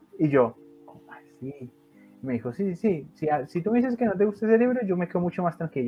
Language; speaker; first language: Spanish; native; Spanish